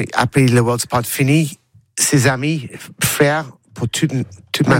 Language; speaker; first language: French; non-native, learner; English